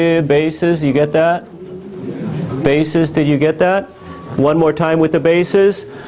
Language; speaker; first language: English; early bilingual, other home language; Ukrainian